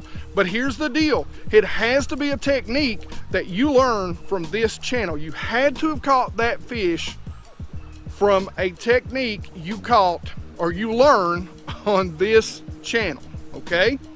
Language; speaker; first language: English; native; English